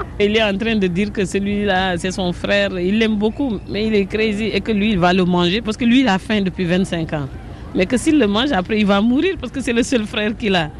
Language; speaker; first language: French; non-native, local second language; Wolof